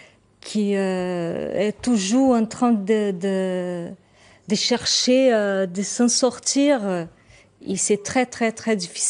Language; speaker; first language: French; non-native, fluent; Portuguese